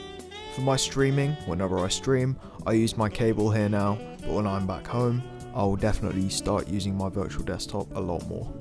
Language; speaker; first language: English; native; English